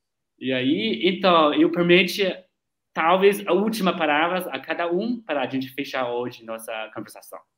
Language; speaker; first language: Portuguese; non-native, learner; Chinese